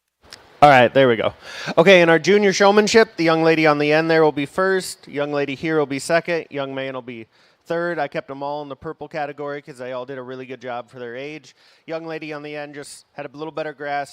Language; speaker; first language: English; native; English